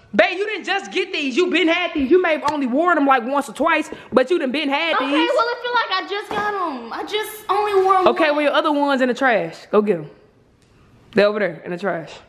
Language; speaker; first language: English; native; English